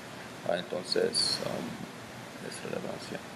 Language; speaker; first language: Spanish; non-native, learner; English